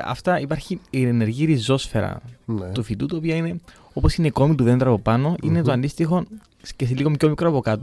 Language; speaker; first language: Greek; native; Greek